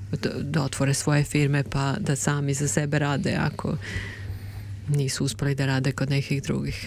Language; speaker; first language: Serbian; native; Serbian